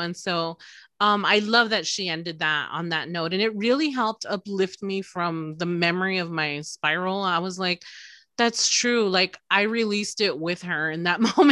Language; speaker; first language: English; early bilingual, other home language; Spanish